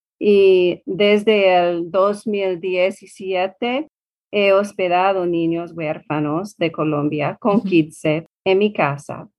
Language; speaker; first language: Spanish; non-native, learner; English